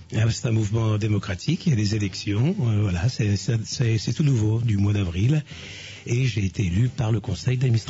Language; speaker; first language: French; native; French